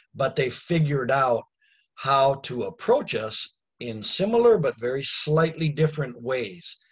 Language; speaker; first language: English; native; English